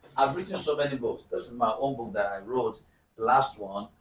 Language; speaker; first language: English; non-native, local second language; Yoruba